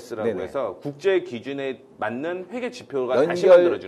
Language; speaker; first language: Korean; native; Korean